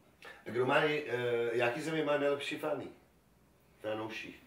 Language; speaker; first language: Czech; non-native, learner; English